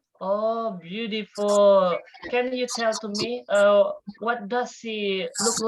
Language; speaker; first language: English; non-native, fluent; Indonesian